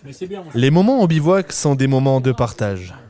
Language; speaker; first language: French; native; French